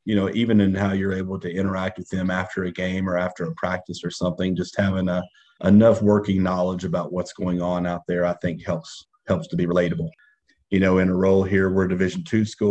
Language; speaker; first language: English; native; English